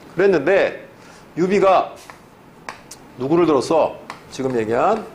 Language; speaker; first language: Korean; native; Korean